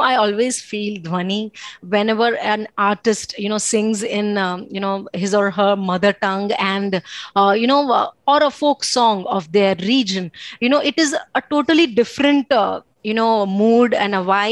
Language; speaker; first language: English; non-native, local second language; Gujarati